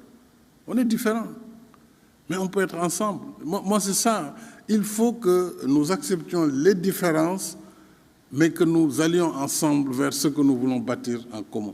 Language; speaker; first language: French; non-native, local second language; Fula